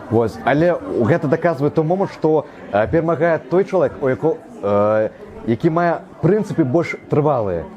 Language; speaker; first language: Belarusian; non-native, local second language; Russian